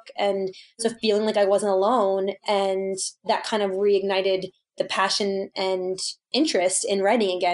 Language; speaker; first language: English; native; English